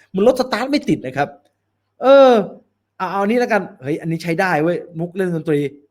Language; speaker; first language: Thai; native; Thai